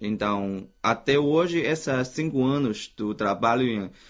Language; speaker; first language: Portuguese; non-native, fluent; Chinese